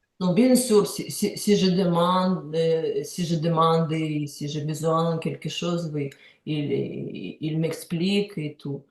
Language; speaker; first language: French; non-native, learner; Ukrainian